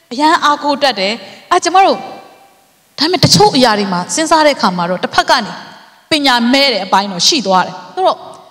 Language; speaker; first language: Burmese; non-native, local second language; Hakha Chin